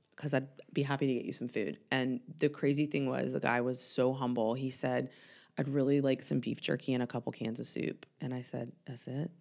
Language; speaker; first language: English; native; English